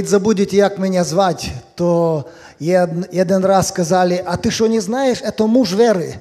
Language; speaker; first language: Polish; non-native, learner; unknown